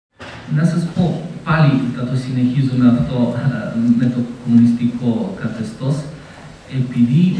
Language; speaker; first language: Greek; non-native, fluent; Macedonian